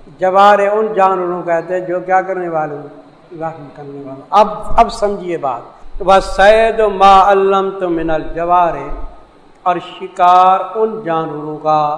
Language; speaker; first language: Urdu; non-native, local second language; Saraiki